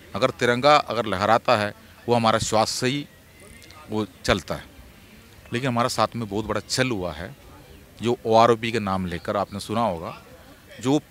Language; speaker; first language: Hindi; non-native, local second language; Malayalam